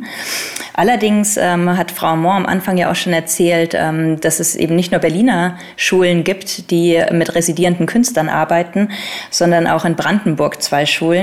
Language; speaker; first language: German; native; German